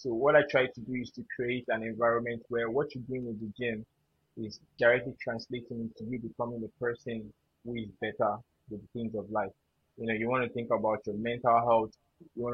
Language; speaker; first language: English; non-native, local second language; Yoruba